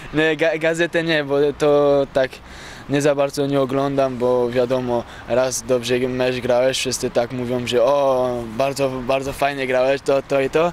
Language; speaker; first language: Polish; early bilingual, heritage; French